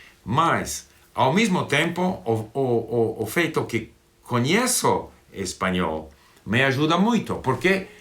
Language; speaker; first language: Portuguese; non-native, fluent; English